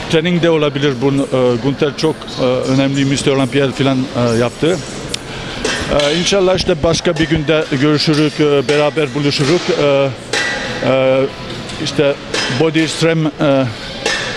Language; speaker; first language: Turkish; early bilingual, heritage; Turkish